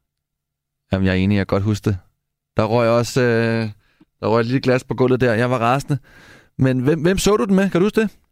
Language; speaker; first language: Danish; native; Danish